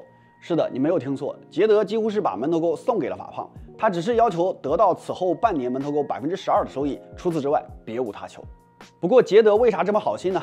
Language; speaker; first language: Chinese; native; Chinese